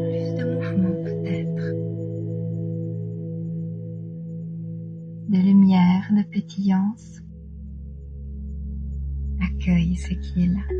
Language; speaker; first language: French; native; French